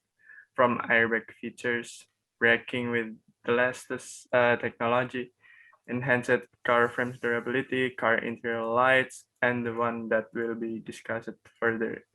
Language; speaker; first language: English; non-native, learner; Indonesian